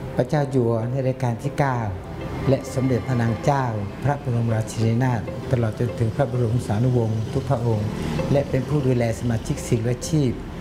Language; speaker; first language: Thai; non-native, local second language; Malay